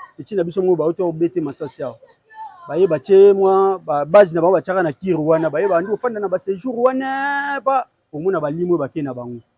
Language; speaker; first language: Lingala; native; Lingala